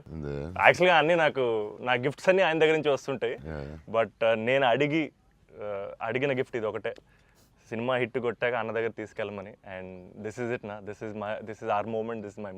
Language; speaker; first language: Telugu; native; Telugu